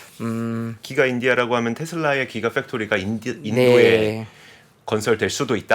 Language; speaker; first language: Korean; native; Korean